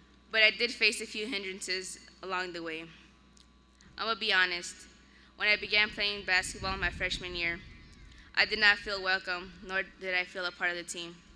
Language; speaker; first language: English; early bilingual, other home language; Spanish